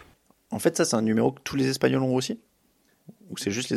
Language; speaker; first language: French; native; French